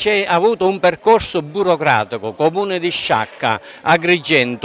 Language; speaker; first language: Italian; native; Italian